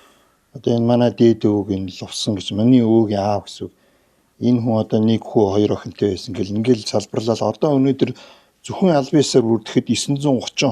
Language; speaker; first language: Mongolian; native; Mongolian